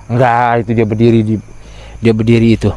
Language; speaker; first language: Malay; native; Malay